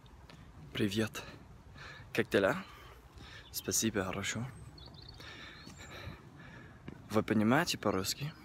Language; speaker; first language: Russian; non-native, learner; English